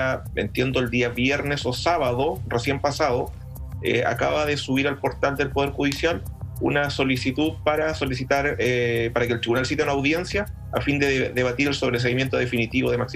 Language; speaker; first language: Spanish; native; Spanish